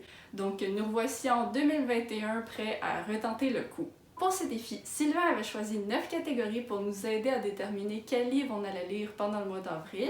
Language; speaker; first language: French; native; French